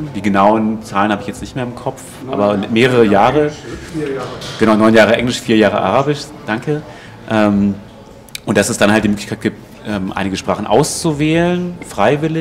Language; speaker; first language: German; native; German